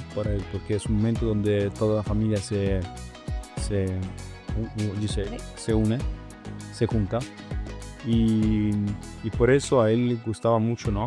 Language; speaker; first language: Spanish; non-native, learner; Italian